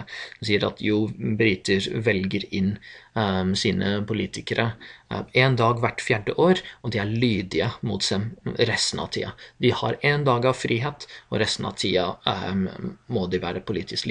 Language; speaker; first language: Norwegian; non-native, fluent; English